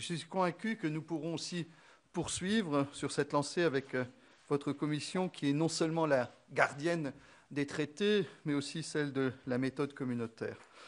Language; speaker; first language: French; non-native, local second language; Luxembourgish